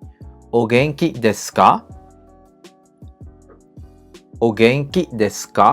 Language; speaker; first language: Japanese; non-native, fluent; Khmer